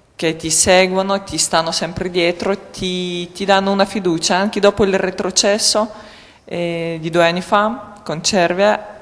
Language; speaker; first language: Italian; non-native, fluent; Russian